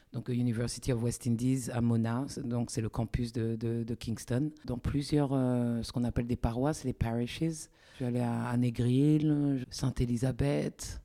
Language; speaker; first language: French; native; French